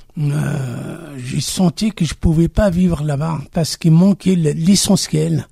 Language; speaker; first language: French; non-native, local second language; Kabyle